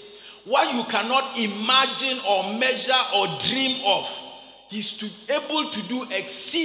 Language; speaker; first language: English; non-native, local second language; Akan